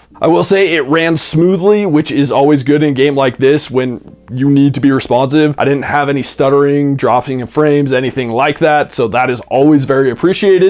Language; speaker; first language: English; native; English